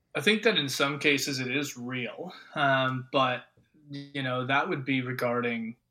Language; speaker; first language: English; native; English